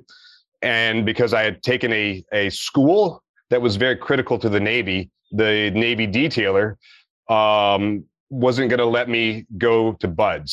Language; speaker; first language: English; native; English